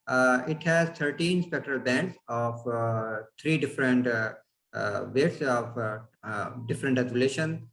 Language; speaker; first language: English; non-native, fluent; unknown